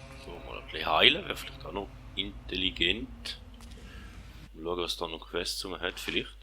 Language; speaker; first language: German; native; German